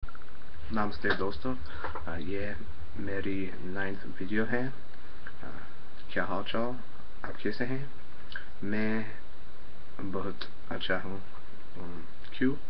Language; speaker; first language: Hindi; non-native, learner; English